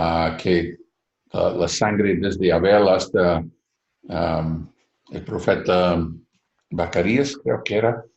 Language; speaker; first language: Spanish; non-native, fluent; English